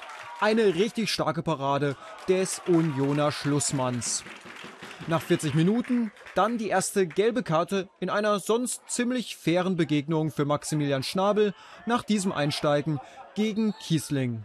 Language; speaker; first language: German; native; German